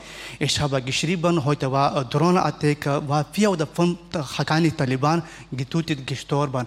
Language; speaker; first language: German; non-native, learner; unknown